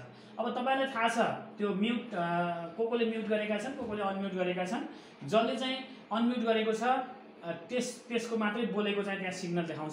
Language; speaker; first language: Nepali; native; Nepali